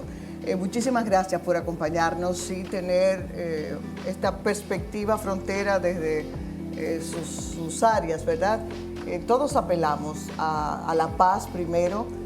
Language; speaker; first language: Spanish; native; Spanish